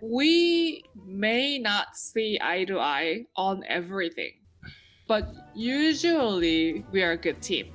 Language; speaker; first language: English; native; English